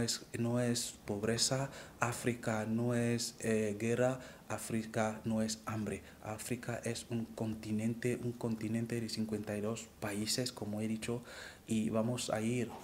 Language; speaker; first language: Spanish; non-native, fluent; French